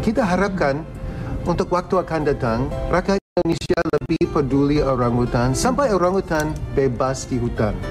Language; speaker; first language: Indonesian; non-native, fluent; English